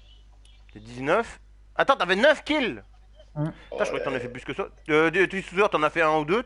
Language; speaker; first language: French; native; French